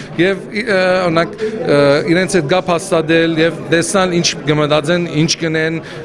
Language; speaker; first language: Armenian; native; Armenian